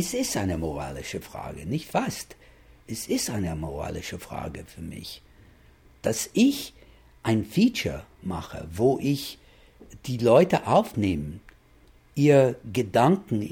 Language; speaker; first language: German; non-native, fluent; English